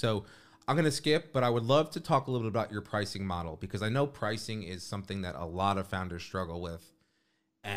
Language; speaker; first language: English; native; English